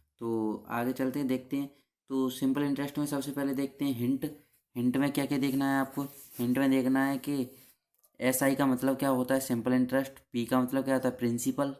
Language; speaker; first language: Hindi; native; Hindi